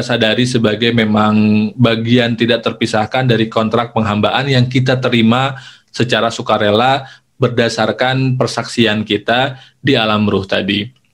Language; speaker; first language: Indonesian; native; Indonesian